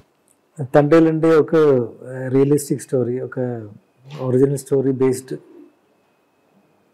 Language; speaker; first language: Telugu; non-native, learner; Malayalam